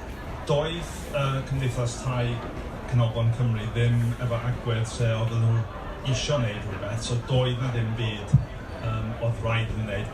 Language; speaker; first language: Welsh; non-native, local second language; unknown